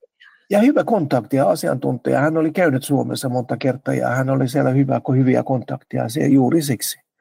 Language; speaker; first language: Finnish; non-native, learner; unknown